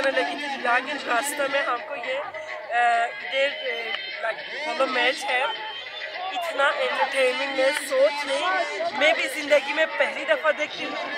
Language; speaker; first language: Hindi; non-native, fluent; Turkish